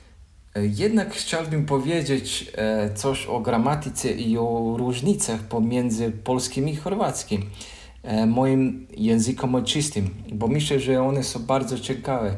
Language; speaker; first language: Polish; non-native, learner; Croatian